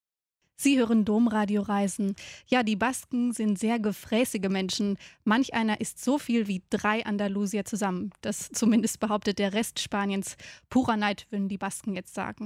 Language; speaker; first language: German; native; German